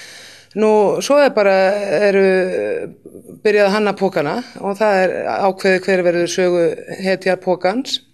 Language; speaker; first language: Icelandic; native; Icelandic